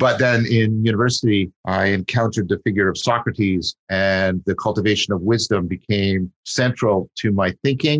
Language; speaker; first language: English; native; English